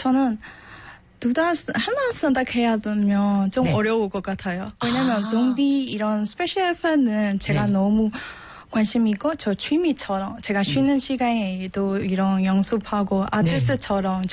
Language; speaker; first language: Korean; non-native, learner; Burmese